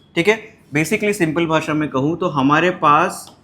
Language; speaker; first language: Hindi; non-native, local second language; Marathi